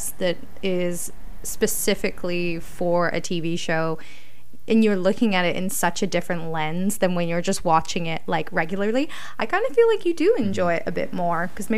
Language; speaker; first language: English; native; English